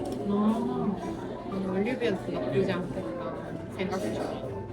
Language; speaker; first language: Korean; non-native, fluent; Japanese